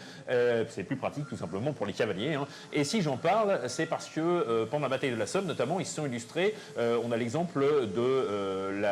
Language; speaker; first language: French; native; French